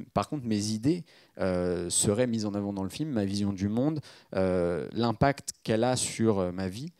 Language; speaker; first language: French; native; French